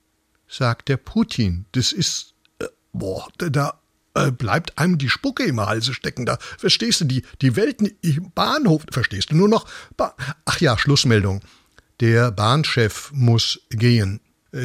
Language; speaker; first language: German; native; German